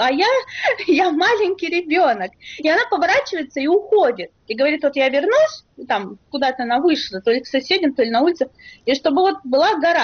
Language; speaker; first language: Russian; native; Russian